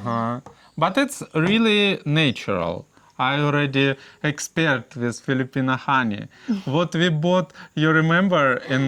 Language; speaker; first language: English; non-native, learner; Russian